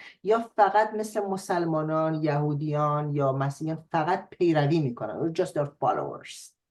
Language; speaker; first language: Persian; native; Persian